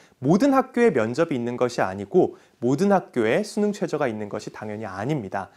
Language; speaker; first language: Korean; native; Korean